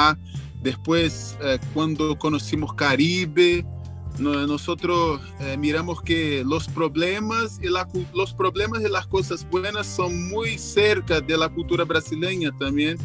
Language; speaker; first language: Spanish; non-native, learner; Portuguese